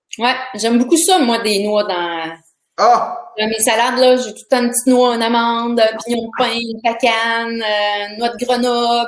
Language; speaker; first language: French; native; French